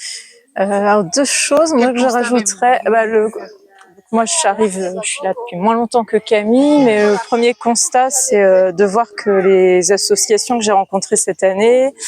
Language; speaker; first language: French; native; French